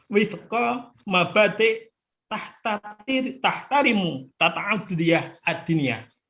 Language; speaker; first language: Arabic; non-native, fluent; Indonesian